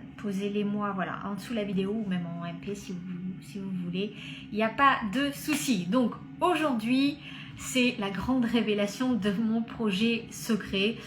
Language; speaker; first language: French; native; French